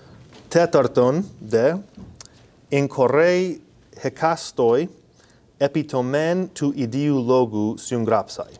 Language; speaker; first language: Greek; non-native, fluent; English